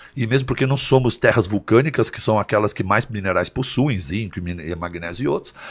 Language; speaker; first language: Portuguese; native; Portuguese